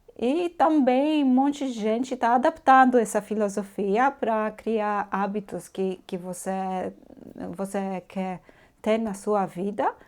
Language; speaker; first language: Portuguese; non-native, fluent; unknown